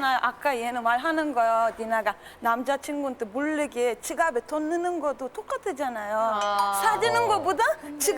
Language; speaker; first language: Korean; non-native, fluent; Russian